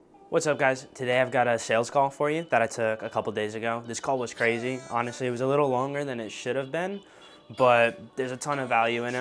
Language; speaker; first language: English; native; English